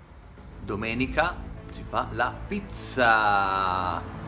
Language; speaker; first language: Italian; native; Italian